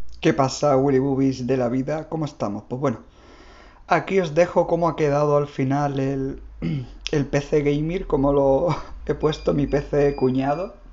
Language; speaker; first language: Spanish; native; Spanish